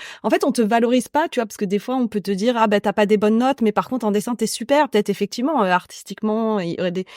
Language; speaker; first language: French; native; French